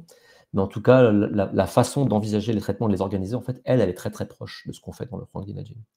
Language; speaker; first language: French; native; French